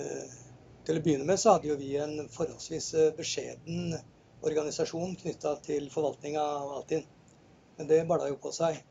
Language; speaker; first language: Norwegian; native; Norwegian